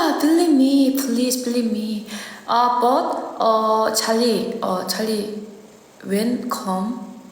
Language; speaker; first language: English; non-native, learner; Korean